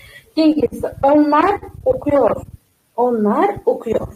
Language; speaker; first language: Turkish; non-native, fluent; Uzbek